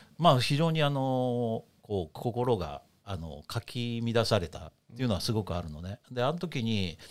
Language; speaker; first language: Japanese; native; Japanese